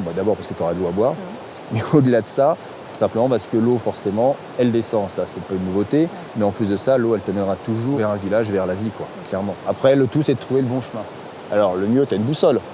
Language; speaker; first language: French; native; French